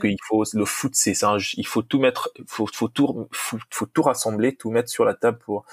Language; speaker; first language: French; non-native, local second language; Lingala